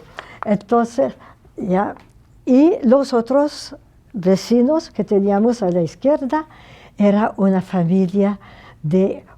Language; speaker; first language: Spanish; non-native, fluent; French